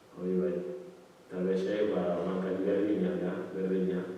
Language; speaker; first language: Basque; non-native, learner; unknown